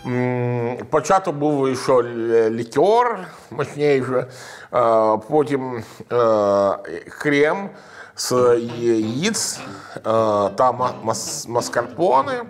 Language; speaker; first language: Ukrainian; non-native, learner; Italian